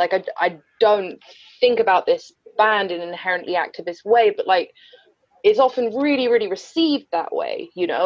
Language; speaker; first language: English; native; English